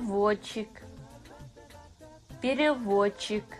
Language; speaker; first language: Russian; non-native, fluent; Kazakh